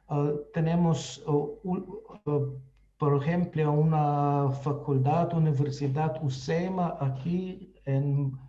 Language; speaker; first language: Spanish; non-native, fluent; Slovenian